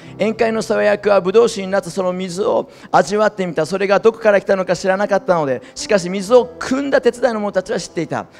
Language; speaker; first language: Japanese; early bilingual, heritage; Japanese